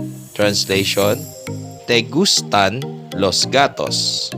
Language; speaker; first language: Spanish; non-native, fluent; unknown